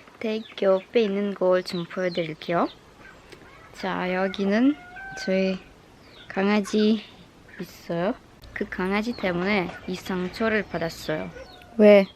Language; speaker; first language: Korean; non-native, fluent; Russian